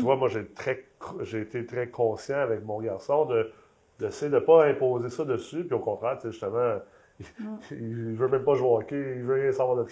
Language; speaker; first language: French; native; French